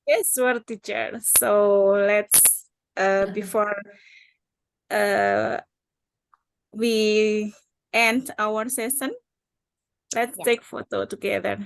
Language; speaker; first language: English; non-native, learner; Indonesian